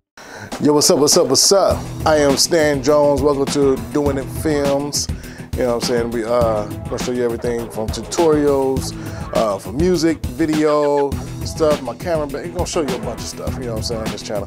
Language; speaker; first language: English; native; English